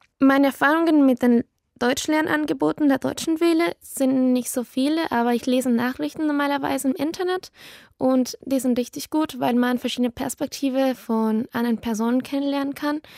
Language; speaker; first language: German; non-native, learner; Spanish